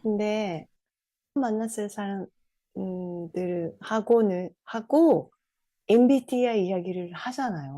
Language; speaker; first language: Korean; non-native, fluent; Japanese